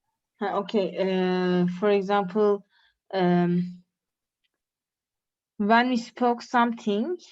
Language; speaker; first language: English; non-native, learner; Turkish